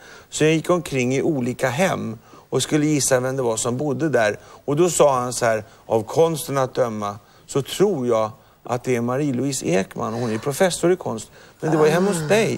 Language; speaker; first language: Swedish; native; Swedish